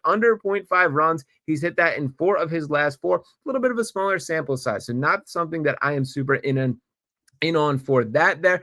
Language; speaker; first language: English; native; English